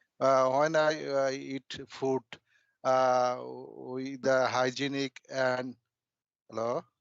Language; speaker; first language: English; non-native, learner; Bangla